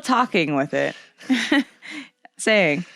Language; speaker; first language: English; native; English